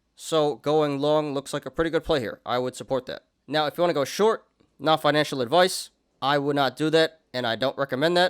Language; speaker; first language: English; native; English